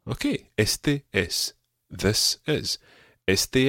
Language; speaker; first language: Spanish; non-native, fluent; English